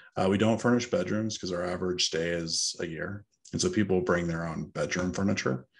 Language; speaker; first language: English; native; English